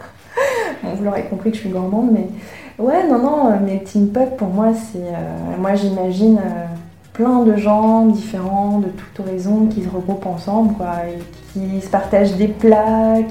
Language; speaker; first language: French; early bilingual, other home language; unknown